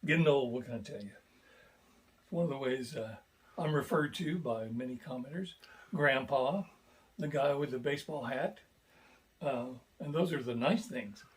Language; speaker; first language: English; native; English